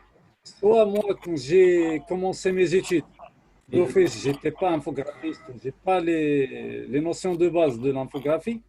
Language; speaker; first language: French; non-native, local second language; Arabic